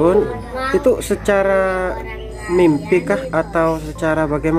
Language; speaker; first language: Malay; non-native, local second language; Javanese